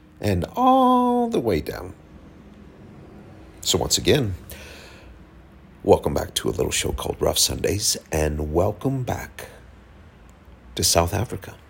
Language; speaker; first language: English; native; English